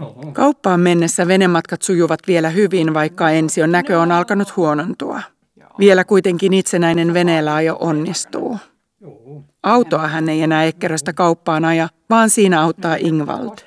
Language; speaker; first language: Finnish; native; Finnish